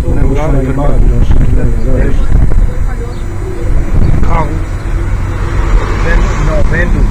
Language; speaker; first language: Portuguese; non-native, learner; English